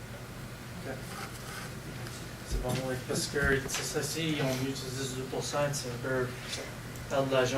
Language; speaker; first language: French; non-native, local second language; English